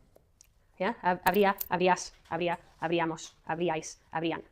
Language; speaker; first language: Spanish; non-native, fluent; English